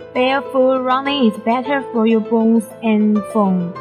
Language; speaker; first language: English; non-native, fluent; Chinese